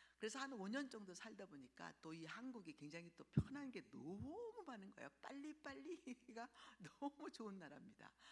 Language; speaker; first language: Korean; early bilingual, heritage; Korean